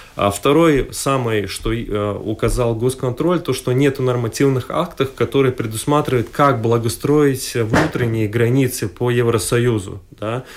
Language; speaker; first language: Russian; non-native, local second language; Latvian